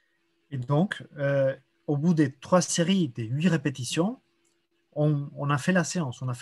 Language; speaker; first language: French; native; French